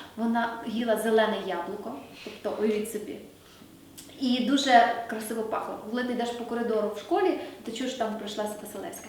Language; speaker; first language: Ukrainian; native; Ukrainian